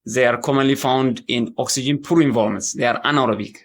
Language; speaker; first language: English; non-native, local second language; Amharic